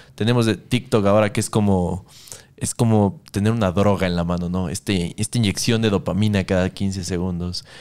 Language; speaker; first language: Spanish; native; Spanish